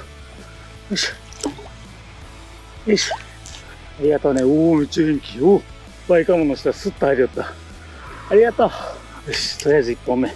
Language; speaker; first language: Japanese; native; Japanese